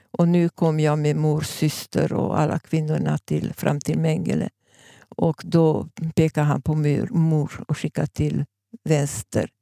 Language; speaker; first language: Swedish; non-native, fluent; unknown